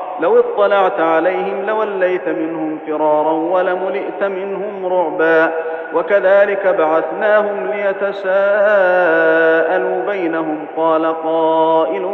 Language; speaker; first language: Arabic; native; Arabic